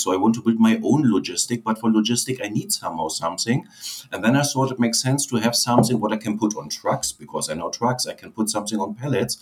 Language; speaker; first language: English; non-native, fluent; German